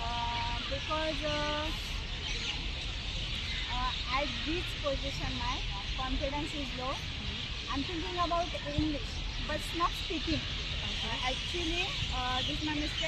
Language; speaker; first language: English; non-native, learner; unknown